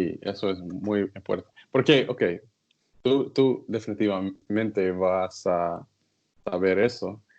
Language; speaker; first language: Spanish; non-native, learner; English